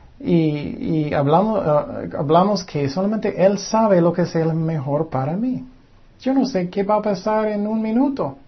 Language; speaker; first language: Spanish; non-native, fluent; English